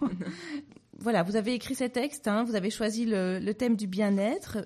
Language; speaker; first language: French; native; French